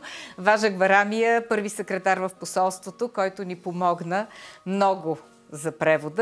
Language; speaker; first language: Bulgarian; native; Bulgarian